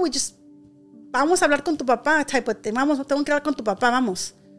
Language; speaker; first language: Spanish; early bilingual, heritage; Spanish